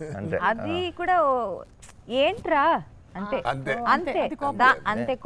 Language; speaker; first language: Telugu; non-native, learner; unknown